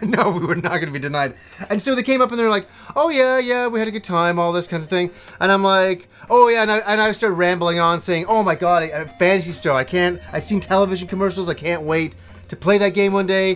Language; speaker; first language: English; native; English